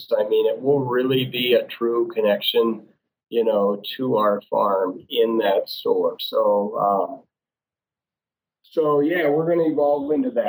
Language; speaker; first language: English; native; English